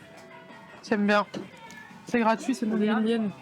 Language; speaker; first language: French; native; French